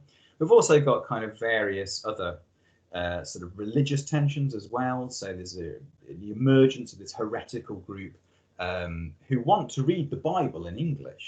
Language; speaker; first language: English; native; English